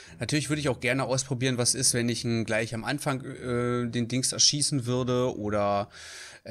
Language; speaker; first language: German; native; German